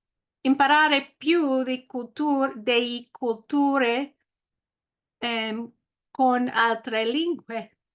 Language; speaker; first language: Italian; non-native, learner; English